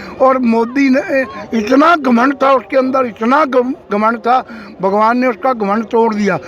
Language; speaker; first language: Hindi; non-native, local second language; Punjabi